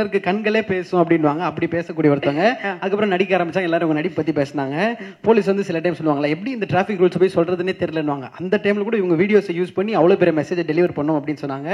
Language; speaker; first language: Tamil; native; Tamil